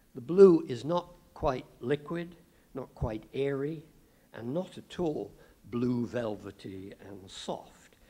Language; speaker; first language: English; native; English